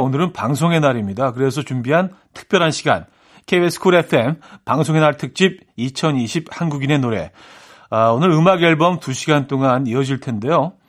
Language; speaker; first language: Korean; native; Korean